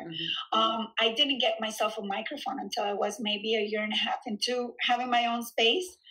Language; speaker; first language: English; early bilingual, other home language; Spanish